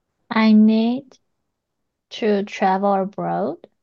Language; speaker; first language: English; non-native, learner; Chinese